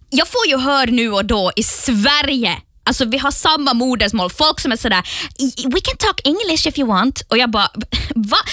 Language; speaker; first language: Swedish; native; Swedish